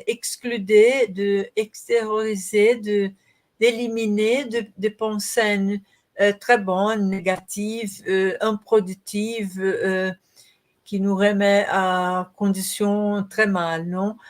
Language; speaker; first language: French; non-native, learner; Portuguese